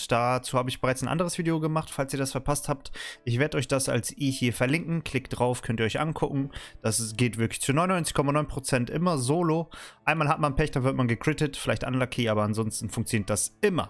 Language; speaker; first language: German; native; German